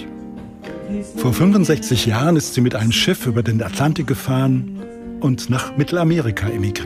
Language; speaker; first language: German; native; German